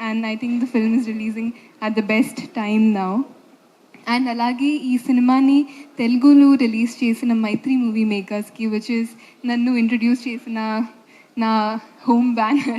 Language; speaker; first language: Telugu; non-native, fluent; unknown